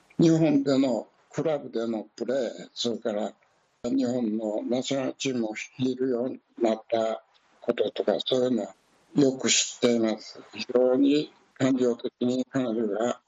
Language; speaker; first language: Japanese; early bilingual, other home language; Chinese